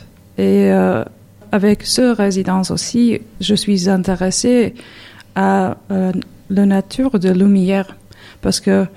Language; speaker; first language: French; non-native, learner; Serbian